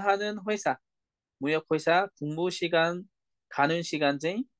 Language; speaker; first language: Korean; non-native, fluent; Nepali